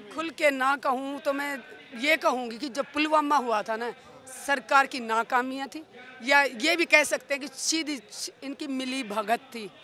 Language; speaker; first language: Hindi; native; Hindi